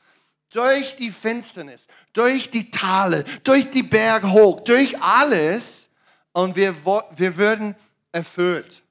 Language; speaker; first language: German; non-native, learner; English